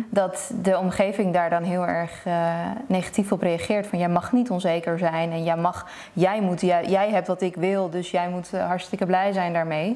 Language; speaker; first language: Dutch; early bilingual, other home language; Persian